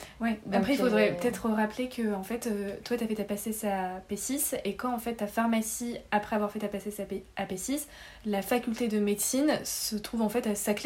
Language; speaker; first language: French; native; French